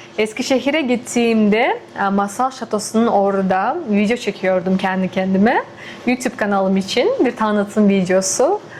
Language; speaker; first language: Turkish; non-native, fluent; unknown